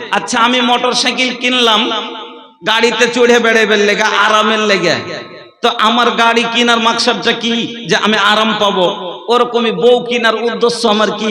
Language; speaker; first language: Bangla; non-native, local second language; Bhojpuri